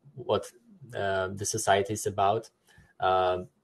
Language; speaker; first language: English; non-native, fluent; Polish